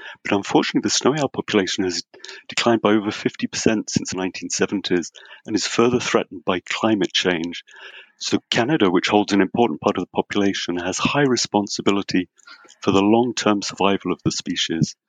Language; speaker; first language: English; native; English